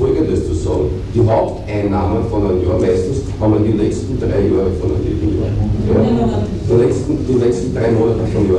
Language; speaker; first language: German; native; German